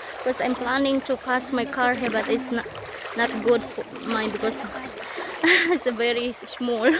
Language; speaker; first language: English; non-native, local second language; Cebuano